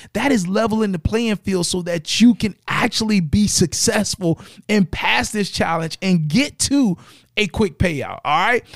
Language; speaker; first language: English; native; English